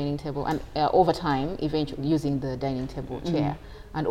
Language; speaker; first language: English; non-native, local second language; Ganda